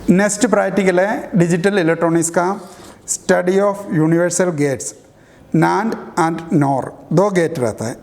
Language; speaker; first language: Hindi; native; Hindi